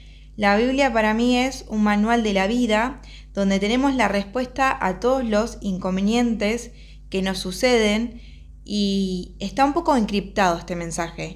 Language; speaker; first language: Spanish; native; Spanish